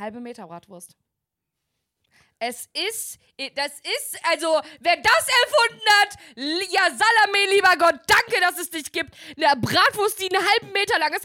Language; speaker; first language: German; native; German